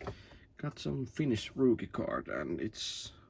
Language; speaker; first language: English; non-native, learner; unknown